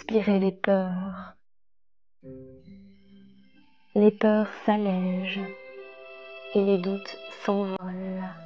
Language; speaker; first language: French; native; French